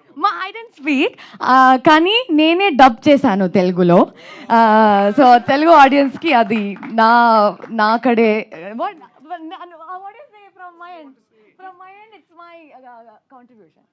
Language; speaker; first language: Telugu; non-native, local second language; Kannada